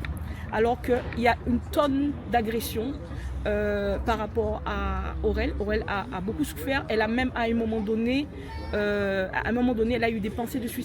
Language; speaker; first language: French; native; French